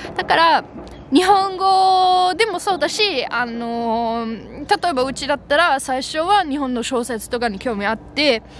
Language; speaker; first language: Japanese; non-native, fluent; German